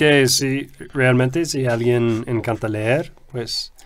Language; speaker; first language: Spanish; non-native, fluent; English